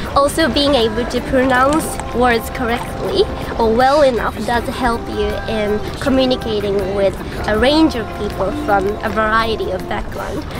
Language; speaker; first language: English; non-native, fluent; Japanese